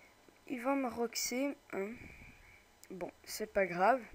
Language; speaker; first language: French; native; French